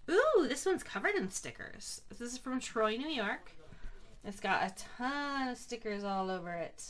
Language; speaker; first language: English; native; English